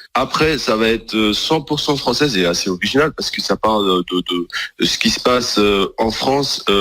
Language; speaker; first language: French; non-native, local second language; Arabic